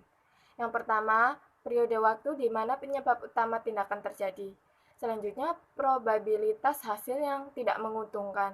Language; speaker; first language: Indonesian; native; Indonesian